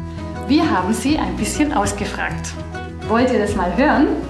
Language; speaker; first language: German; native; German